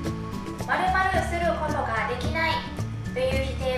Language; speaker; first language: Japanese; non-native, fluent; Thai